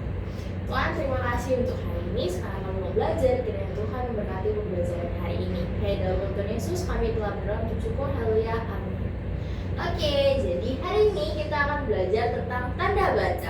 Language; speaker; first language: Indonesian; native; Indonesian